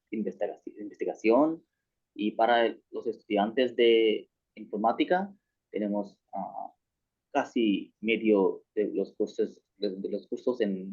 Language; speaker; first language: Spanish; non-native, learner; Bangla